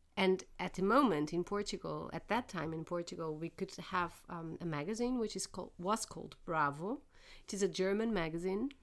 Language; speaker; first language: English; non-native, fluent; Portuguese